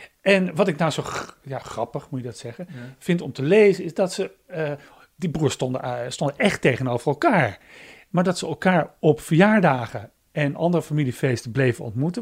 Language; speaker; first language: Dutch; native; Dutch